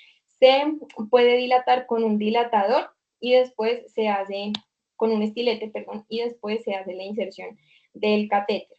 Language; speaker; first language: Spanish; native; Spanish